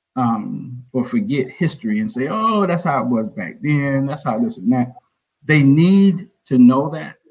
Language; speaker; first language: English; native; English